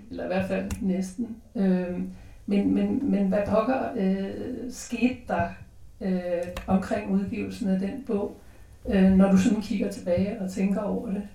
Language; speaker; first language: Danish; native; Danish